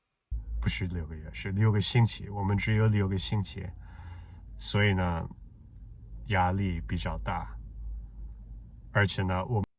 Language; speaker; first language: Chinese; non-native, fluent; English